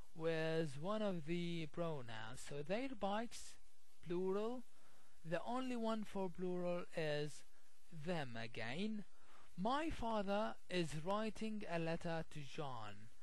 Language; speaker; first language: English; non-native, fluent; Arabic